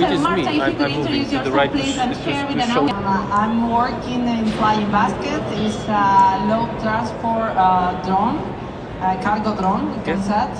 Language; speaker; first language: English; non-native, learner; Spanish